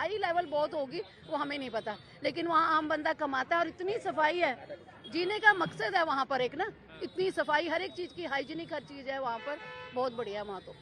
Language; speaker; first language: Hindi; non-native, local second language; Punjabi